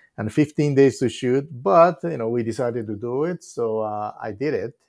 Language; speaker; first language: English; non-native, fluent; Japanese